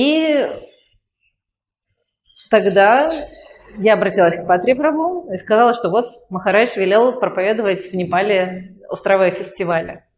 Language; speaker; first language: Russian; native; Russian